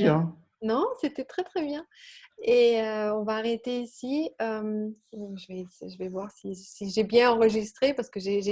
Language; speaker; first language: French; non-native, learner; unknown